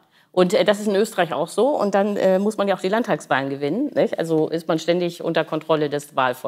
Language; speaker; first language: German; native; German